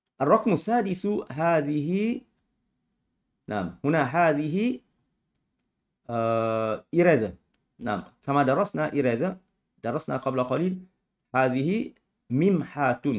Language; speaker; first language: Arabic; non-native, fluent; Malay